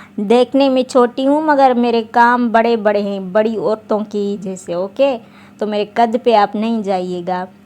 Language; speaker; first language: Urdu; non-native, local second language; Sindhi